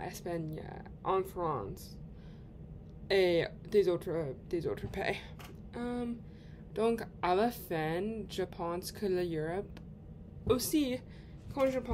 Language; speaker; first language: French; non-native, learner; English